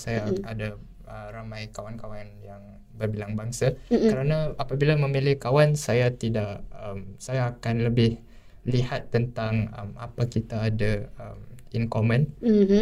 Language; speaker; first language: Malay; native; Malay